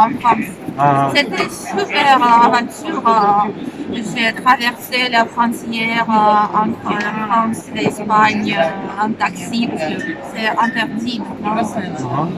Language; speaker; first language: French; non-native, learner; Russian